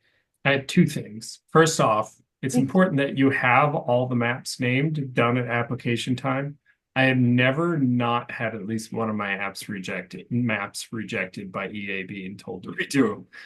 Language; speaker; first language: English; native; English